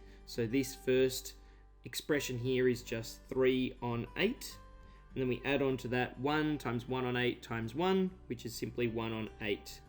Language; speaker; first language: English; native; English